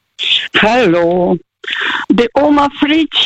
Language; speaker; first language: German; non-native, learner; Russian